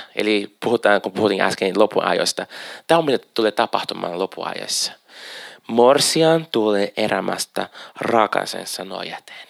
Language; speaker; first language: Finnish; non-native, fluent; Portuguese